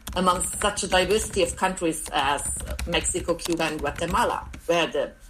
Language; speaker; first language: English; non-native, fluent; German